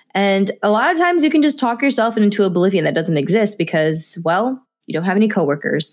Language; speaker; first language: English; native; English